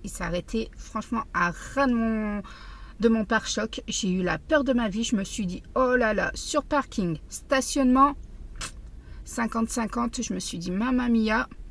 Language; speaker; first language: French; native; French